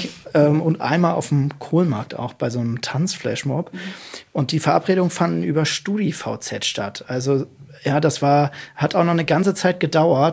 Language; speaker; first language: German; native; German